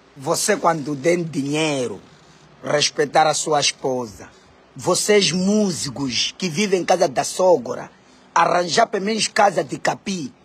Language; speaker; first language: Portuguese; non-native, local second language; Makhuwa